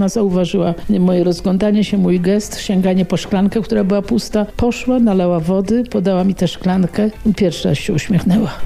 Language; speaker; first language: Polish; native; Polish